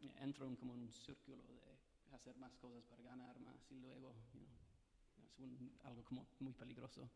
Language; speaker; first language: Spanish; non-native, fluent; English